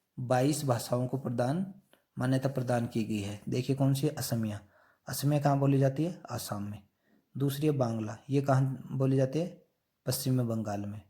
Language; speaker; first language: Hindi; native; Hindi